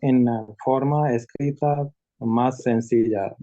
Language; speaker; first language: Spanish; non-native, learner; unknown